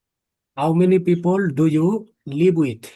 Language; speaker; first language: English; non-native, learner; Bangla